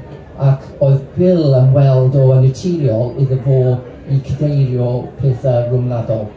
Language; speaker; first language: Welsh; non-native, local second language; English